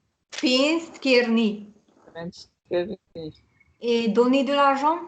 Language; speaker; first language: French; non-native, fluent; Hungarian